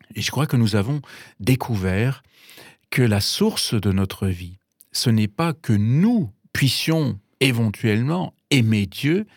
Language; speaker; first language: French; non-native, fluent; German